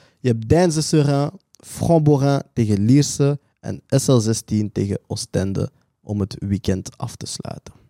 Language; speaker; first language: Dutch; native; Dutch